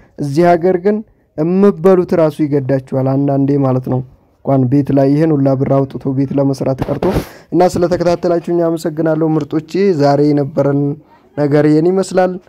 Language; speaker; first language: Amharic; native; Amharic